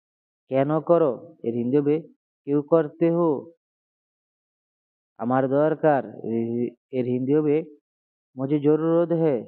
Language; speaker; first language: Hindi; non-native, learner; Bangla